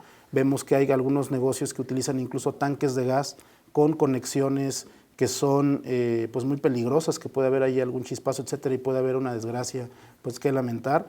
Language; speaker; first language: Spanish; native; Spanish